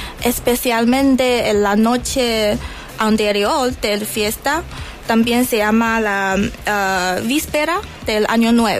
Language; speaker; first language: Spanish; non-native, learner; Chinese